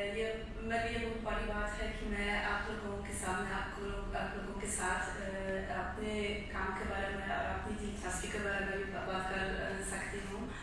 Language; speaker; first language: Urdu; non-native, fluent; Polish